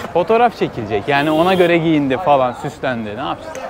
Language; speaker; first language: Turkish; native; Turkish